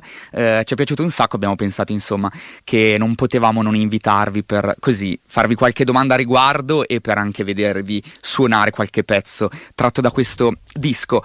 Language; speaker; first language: Italian; native; Italian